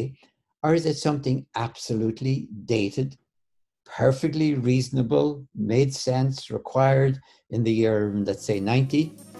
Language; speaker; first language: English; native; English